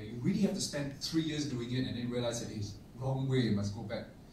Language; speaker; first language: English; non-native, local second language; Chinese